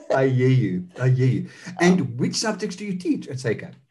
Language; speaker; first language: English; non-native, local second language; Afrikaans